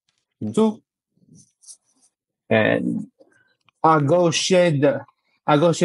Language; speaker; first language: French; non-native, learner; Chinese